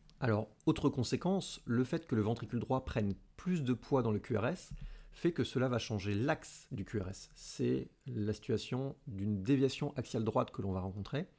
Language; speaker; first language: French; native; French